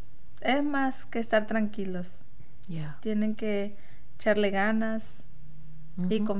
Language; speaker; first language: Spanish; native; Spanish